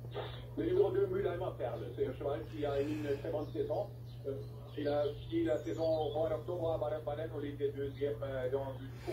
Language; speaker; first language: French; non-native, fluent; German